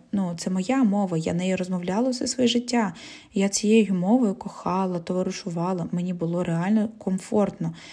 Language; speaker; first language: Ukrainian; non-native, local second language; Russian